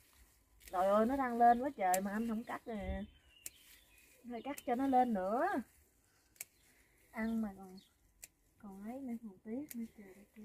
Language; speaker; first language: Vietnamese; native; Vietnamese